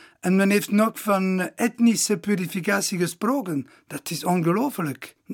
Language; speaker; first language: Dutch; non-native, local second language; Italian